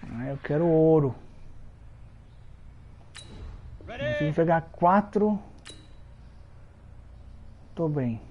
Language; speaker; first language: Portuguese; early bilingual, heritage; Portuguese